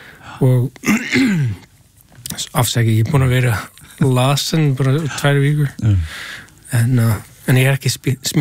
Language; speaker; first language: Icelandic; non-native, learner; English